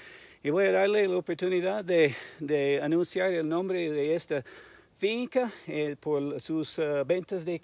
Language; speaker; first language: Spanish; non-native, fluent; English